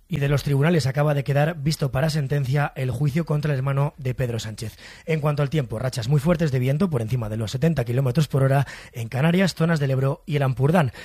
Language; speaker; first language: Spanish; native; Spanish